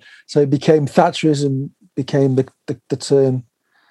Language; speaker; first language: English; native; English